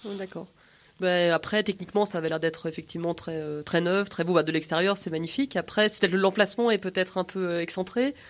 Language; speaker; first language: French; native; French